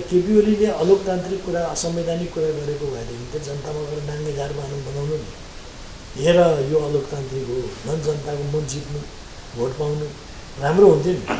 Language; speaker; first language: Nepali; native; Nepali